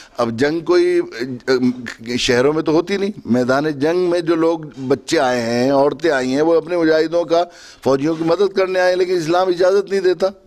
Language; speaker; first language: Urdu; native; Urdu